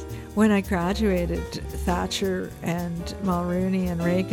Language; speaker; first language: English; native; English